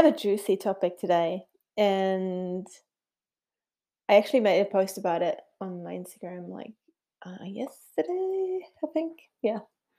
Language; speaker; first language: English; non-native, fluent; Swiss German